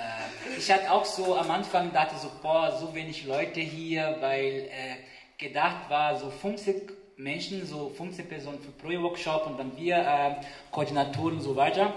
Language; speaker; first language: German; non-native, fluent; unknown